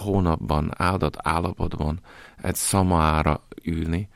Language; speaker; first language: Hungarian; non-native, fluent; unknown